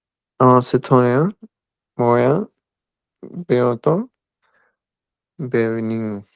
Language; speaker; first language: French; non-native, learner; Hindi